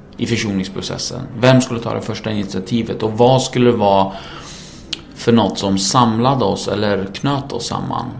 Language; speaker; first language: Swedish; early bilingual, other home language; Kurdish